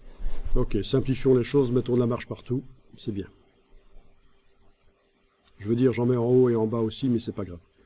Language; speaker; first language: French; native; French